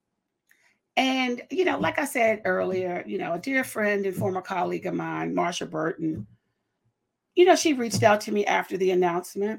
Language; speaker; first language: English; native; English